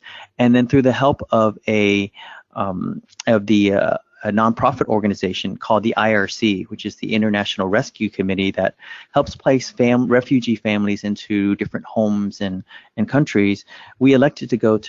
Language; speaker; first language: English; early bilingual, other home language; Vietnamese